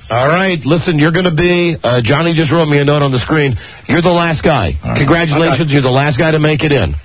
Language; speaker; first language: English; native; English